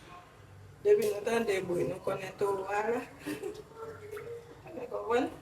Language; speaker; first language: French; non-native, local second language; Haitian Creole